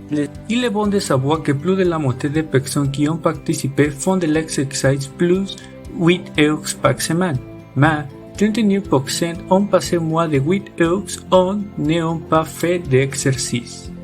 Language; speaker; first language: French; non-native, learner; Spanish